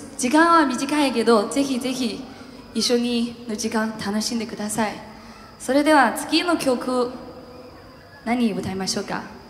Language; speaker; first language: Japanese; non-native, learner; Chinese